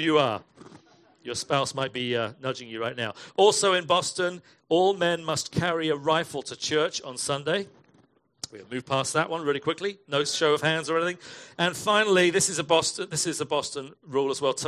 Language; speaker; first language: English; native; English